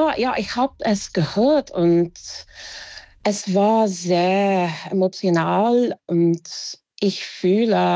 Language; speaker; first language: German; non-native, fluent; English